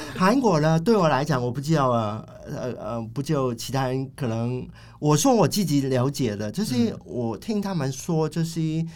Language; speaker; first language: Chinese; non-native, fluent; Cantonese